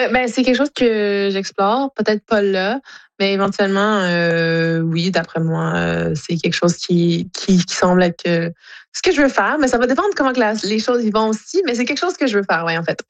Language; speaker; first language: French; native; French